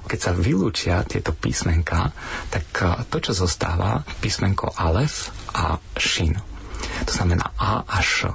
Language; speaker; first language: Slovak; native; Slovak